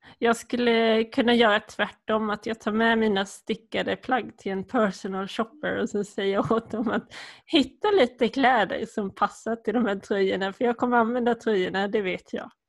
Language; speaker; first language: Swedish; native; Swedish